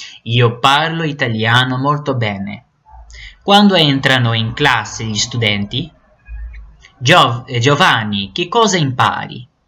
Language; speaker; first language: Italian; non-native, fluent; Portuguese